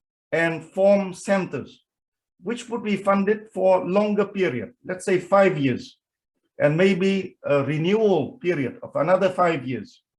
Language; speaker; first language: English; non-native, fluent; Vietnamese